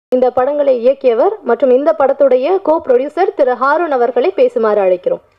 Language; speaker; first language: Tamil; native; Tamil